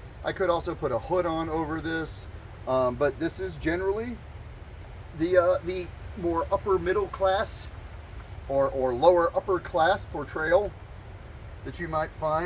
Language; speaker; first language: English; native; English